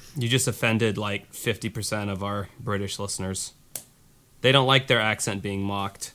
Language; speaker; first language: English; native; English